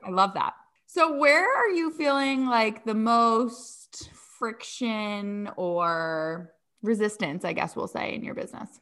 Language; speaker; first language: English; native; English